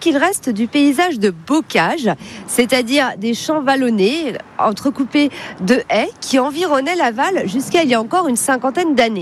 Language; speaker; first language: French; native; French